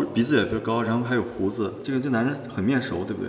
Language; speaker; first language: Chinese; native; Chinese